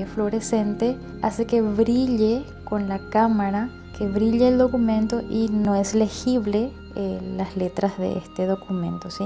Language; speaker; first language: Spanish; native; Spanish